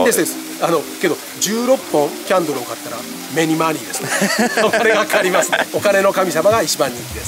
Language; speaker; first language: Japanese; native; Japanese